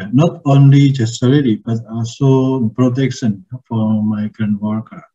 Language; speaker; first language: English; non-native, learner; Indonesian